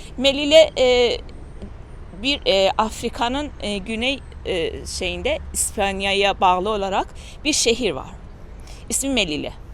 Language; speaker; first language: Turkish; non-native, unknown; Persian